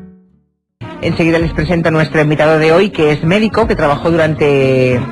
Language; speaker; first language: Spanish; native; Spanish